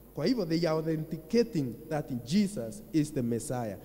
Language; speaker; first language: English; non-native, local second language; Kikuyu